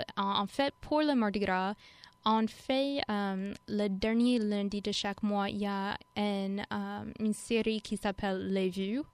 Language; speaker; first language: French; non-native, fluent; English